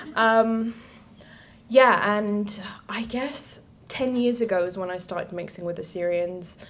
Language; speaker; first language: English; native; English